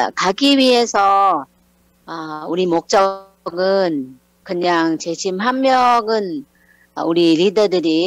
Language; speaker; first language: Korean; non-native, learner; Thai